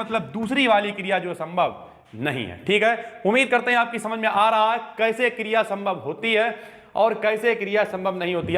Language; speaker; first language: Hindi; native; Hindi